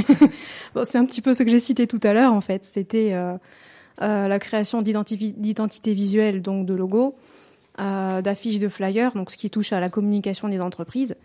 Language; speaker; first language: French; native; French